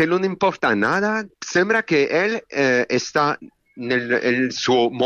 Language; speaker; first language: Spanish; non-native, fluent; French